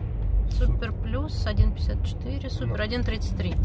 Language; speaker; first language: Russian; native; Russian